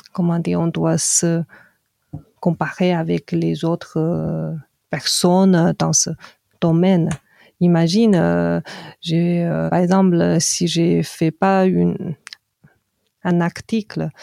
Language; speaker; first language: French; non-native, fluent; Chinese